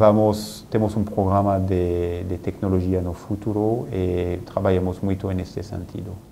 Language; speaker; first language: Portuguese; non-native, fluent; French